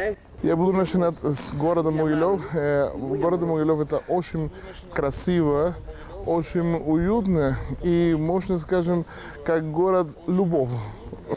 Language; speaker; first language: Russian; non-native, learner; Spanish